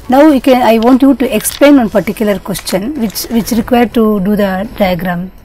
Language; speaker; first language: English; non-native, local second language; Kannada